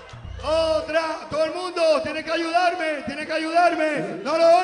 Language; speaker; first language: Spanish; native; Spanish